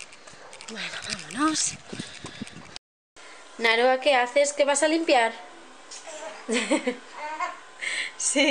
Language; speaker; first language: Spanish; native; Spanish